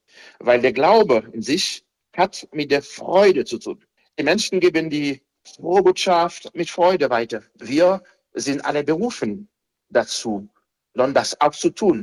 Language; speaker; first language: German; non-native, fluent; Haitian Creole